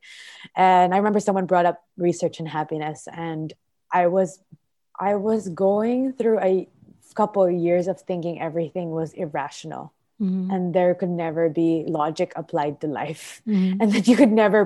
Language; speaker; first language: English; non-native, local second language; Filipino